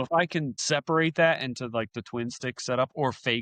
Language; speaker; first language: English; native; English